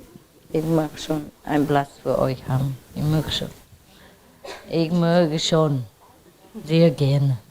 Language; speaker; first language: German; non-native, learner; Vietnamese